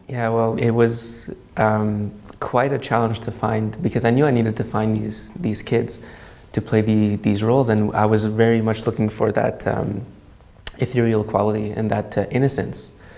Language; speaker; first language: English; native; English